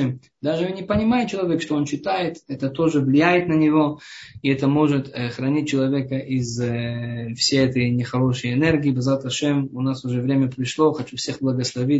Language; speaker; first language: Russian; early bilingual, heritage; Hebrew